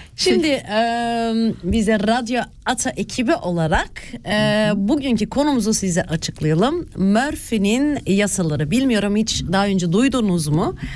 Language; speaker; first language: Turkish; early bilingual, other home language; Swiss German